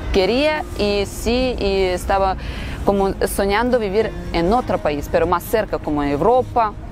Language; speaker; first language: Spanish; non-native, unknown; Russian